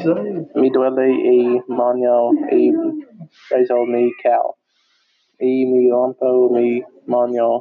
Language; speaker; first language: Spanish; non-native, learner; English